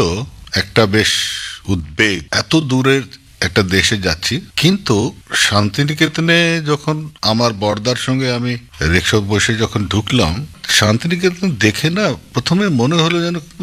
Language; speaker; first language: Bangla; non-native, local second language; Punjabi